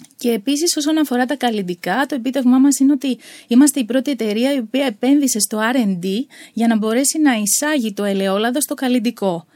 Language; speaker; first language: Greek; native; Greek